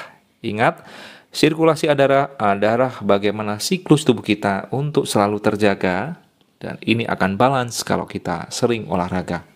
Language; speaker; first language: Indonesian; native; Indonesian